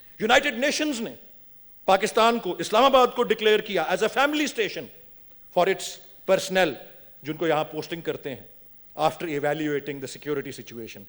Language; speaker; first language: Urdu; native; Urdu